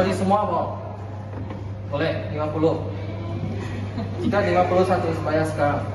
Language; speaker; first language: Indonesian; non-native, local second language; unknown